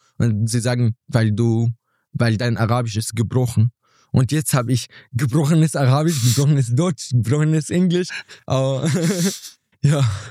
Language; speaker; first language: German; non-native, fluent; Arabic